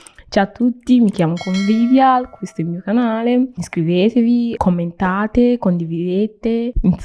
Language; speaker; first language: Italian; non-native, fluent; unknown